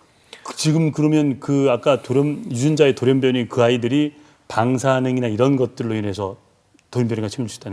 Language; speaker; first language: Korean; native; Korean